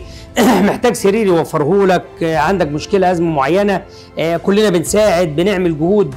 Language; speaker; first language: Arabic; native; Arabic